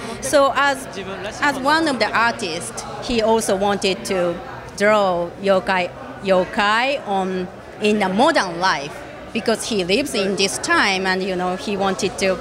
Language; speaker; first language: English; non-native, fluent; Japanese